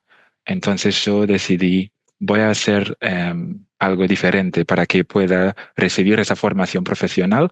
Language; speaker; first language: Spanish; non-native, fluent; English